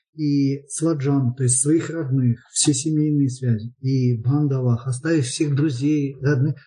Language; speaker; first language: Russian; native; Russian